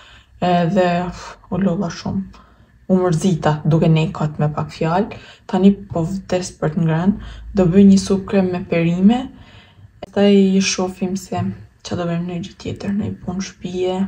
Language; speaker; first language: Albanian; native; Albanian